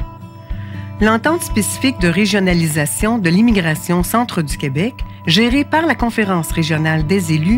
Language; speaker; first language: French; native; French